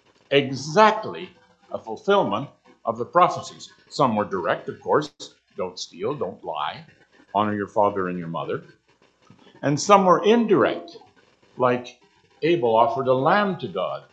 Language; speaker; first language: English; native; English